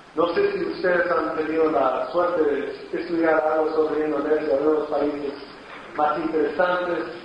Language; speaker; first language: Spanish; non-native, fluent; English